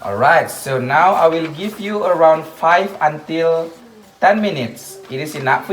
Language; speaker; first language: English; non-native, learner; Indonesian